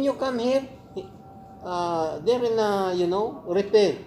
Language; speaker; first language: English; non-native, local second language; Filipino